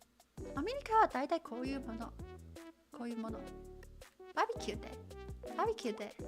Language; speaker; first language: Japanese; non-native, learner; Chinese